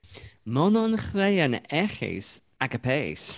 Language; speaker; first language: Greek; non-native, learner; English